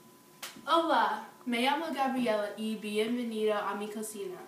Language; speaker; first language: Spanish; non-native, learner; English